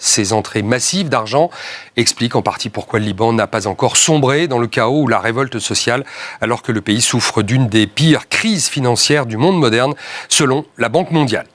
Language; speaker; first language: French; native; French